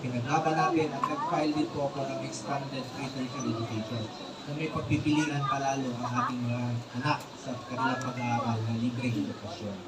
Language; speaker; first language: Filipino; non-native, local second language; Cebuano